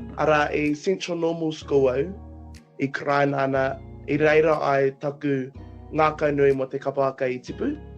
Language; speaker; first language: Māori; non-native, local second language; English